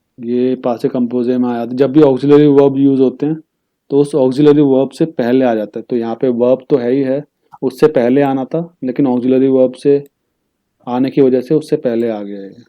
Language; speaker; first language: Hindi; native; Hindi